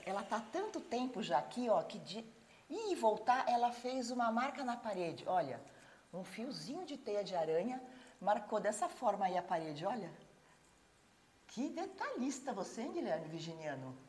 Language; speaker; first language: Portuguese; native; Portuguese